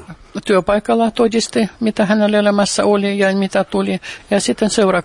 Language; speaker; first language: Finnish; non-native, fluent; Russian